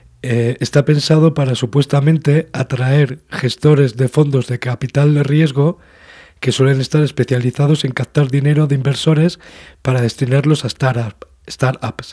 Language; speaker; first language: Spanish; native; Spanish